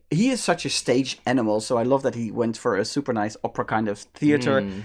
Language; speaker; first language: English; non-native, fluent; Dutch